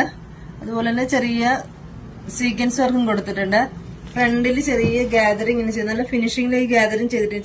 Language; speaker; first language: Malayalam; native; Malayalam